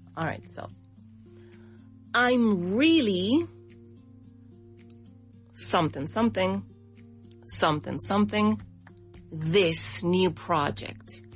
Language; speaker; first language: English; non-native, fluent; Spanish